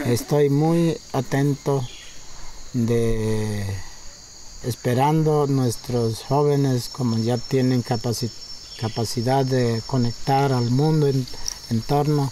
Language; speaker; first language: Spanish; non-native, local second language; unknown